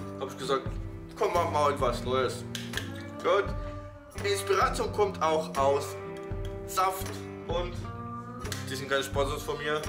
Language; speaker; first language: German; non-native, fluent; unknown